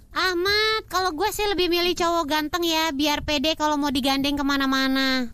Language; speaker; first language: Indonesian; native; Indonesian